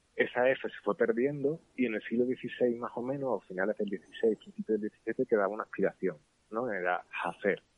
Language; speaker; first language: Spanish; native; Spanish